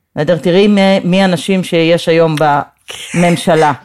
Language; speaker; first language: Hebrew; native; Hebrew